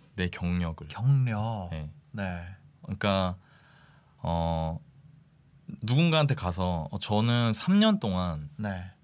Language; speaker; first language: Korean; native; Korean